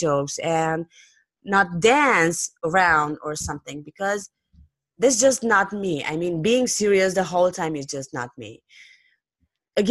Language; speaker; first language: English; non-native, fluent; Romanian